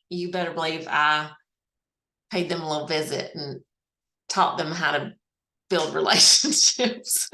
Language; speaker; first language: English; native; English